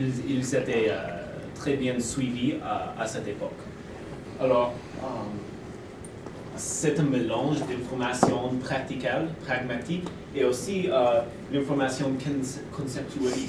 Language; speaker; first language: French; non-native, learner; English